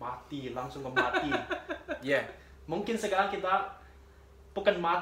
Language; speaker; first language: Indonesian; non-native, learner; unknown